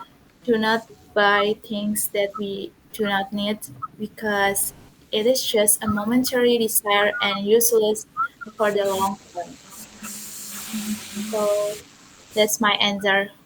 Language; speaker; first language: English; non-native, learner; Indonesian